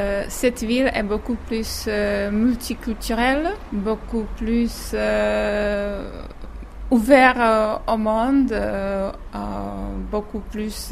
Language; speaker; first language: French; non-native, fluent; Czech